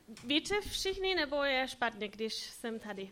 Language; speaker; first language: Czech; non-native, learner; German